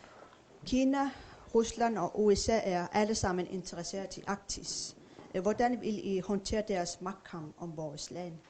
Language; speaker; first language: Danish; non-native, local second language; Kalaallisut